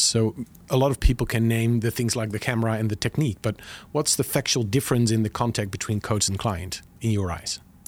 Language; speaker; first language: English; non-native, fluent; Dutch